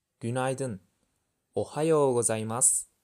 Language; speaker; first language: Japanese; non-native, fluent; Turkish